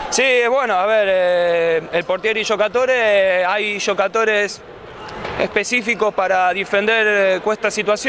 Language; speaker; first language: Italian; non-native, learner; Spanish